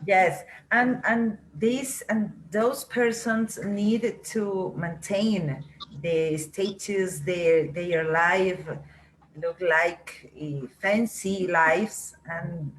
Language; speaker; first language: English; non-native, learner; Spanish